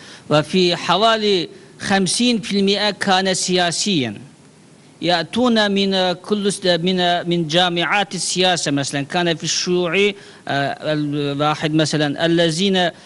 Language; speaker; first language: Arabic; non-native, learner; Uyghur